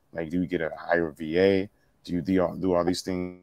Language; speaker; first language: English; native; English